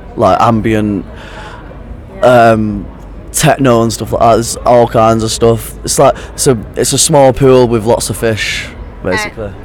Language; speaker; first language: English; native; English